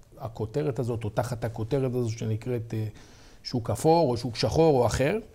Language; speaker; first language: Hebrew; native; Hebrew